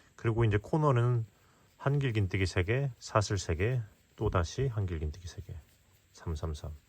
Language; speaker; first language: Korean; native; Korean